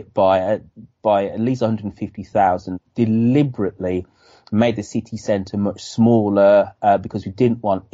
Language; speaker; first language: English; native; English